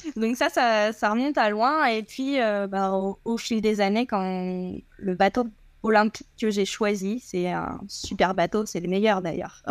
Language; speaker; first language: French; native; French